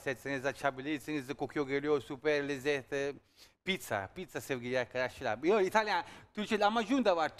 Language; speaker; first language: Turkish; non-native, learner; Italian